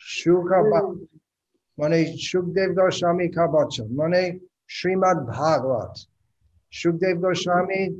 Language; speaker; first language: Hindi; non-native, local second language; Bangla